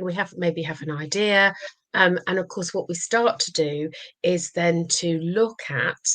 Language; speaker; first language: English; native; English